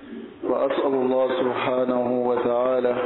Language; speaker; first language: Arabic; non-native, fluent; Bambara